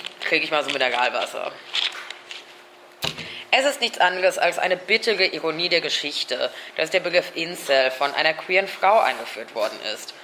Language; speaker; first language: German; native; German